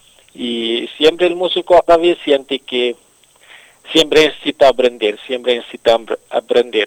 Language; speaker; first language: Spanish; non-native, local second language; Arabic